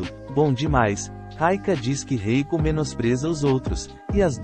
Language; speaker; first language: Portuguese; native; Portuguese